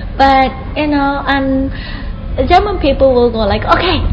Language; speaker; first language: English; non-native, fluent; Japanese